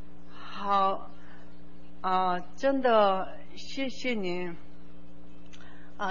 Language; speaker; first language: Chinese; non-native, learner; Korean